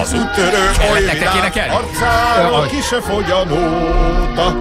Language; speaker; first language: Hungarian; native; Hungarian